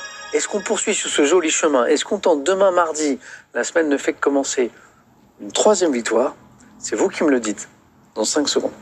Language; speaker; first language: French; native; French